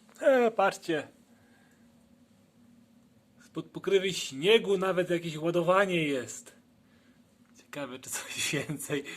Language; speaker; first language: Polish; native; Polish